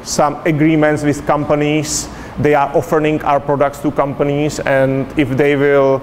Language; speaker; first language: English; non-native, fluent; Czech